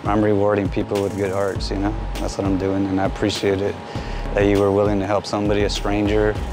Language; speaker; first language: English; early bilingual, other home language; Spanish